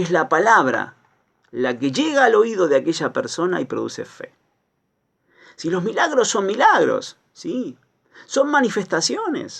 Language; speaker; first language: Spanish; native; Spanish